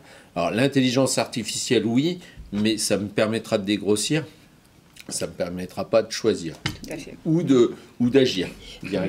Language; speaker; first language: French; native; French